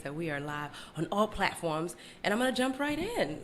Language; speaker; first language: English; native; English